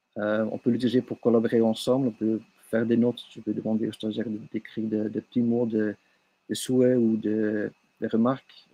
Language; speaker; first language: French; non-native, local second language; Dutch